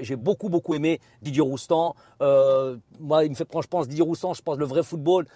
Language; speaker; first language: French; native; French